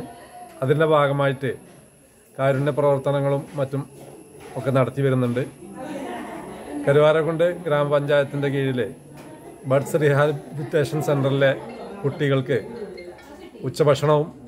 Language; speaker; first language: Malayalam; native; Malayalam